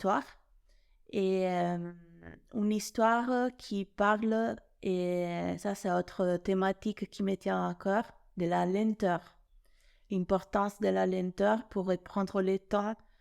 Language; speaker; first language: French; non-native, fluent; Italian